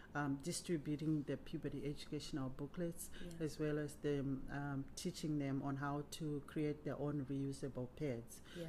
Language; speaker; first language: English; non-native, local second language; Shona